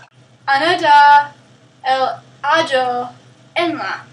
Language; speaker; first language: Spanish; non-native, learner; English